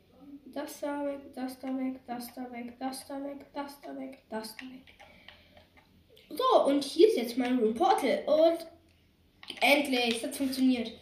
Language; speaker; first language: German; native; German